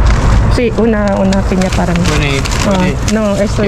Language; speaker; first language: Spanish; non-native, learner; Filipino